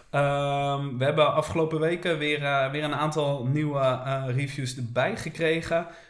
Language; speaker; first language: Dutch; native; Dutch